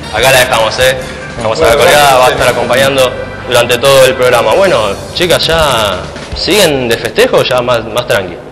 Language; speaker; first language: Spanish; native; Spanish